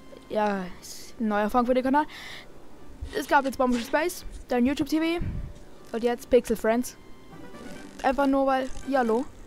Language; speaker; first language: German; native; German